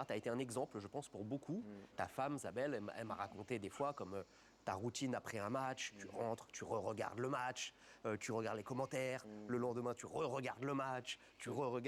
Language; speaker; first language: French; native; French